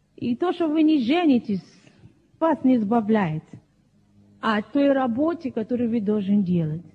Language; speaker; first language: Russian; non-native, fluent; Yoruba